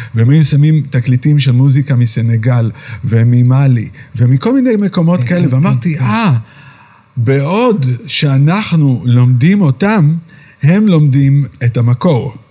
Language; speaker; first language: Hebrew; native; Hebrew